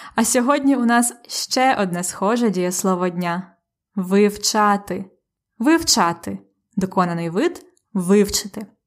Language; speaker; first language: Ukrainian; native; Ukrainian